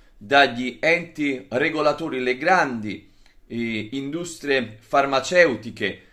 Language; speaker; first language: Italian; native; Italian